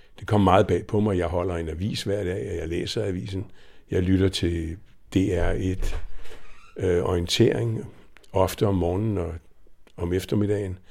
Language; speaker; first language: Danish; native; Danish